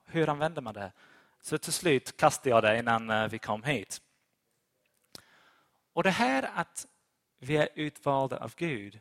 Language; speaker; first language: Swedish; non-native, fluent; English